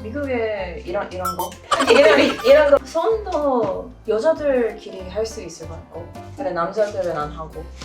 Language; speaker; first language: Korean; non-native, fluent; English